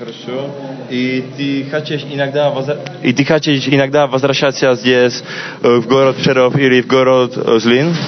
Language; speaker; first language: Russian; non-native, learner; Czech